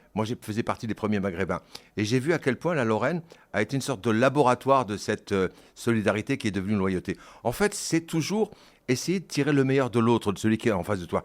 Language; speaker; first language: French; early bilingual, other home language; Kabyle